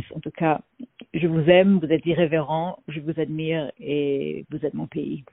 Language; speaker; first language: English; non-native, fluent; French